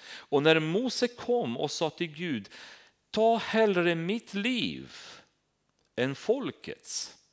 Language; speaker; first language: Swedish; non-native, fluent; Romanian